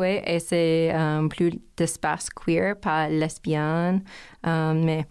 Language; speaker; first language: French; non-native, learner; English